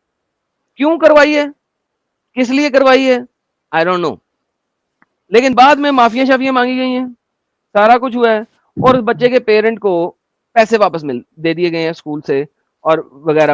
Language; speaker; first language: Hindi; native; Hindi